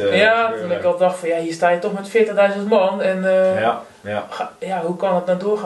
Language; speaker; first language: Dutch; native; Dutch